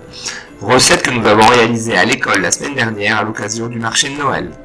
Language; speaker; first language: French; native; French